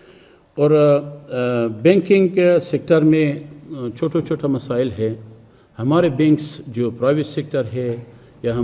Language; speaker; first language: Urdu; non-native, fluent; Persian